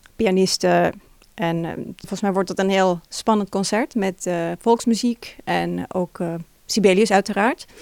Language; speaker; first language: Dutch; non-native, fluent; Finnish